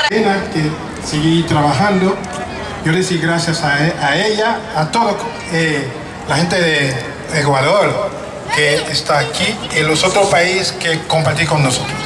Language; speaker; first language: Spanish; non-native, learner; French